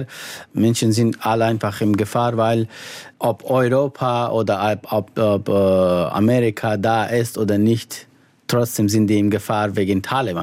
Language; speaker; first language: German; non-native, fluent; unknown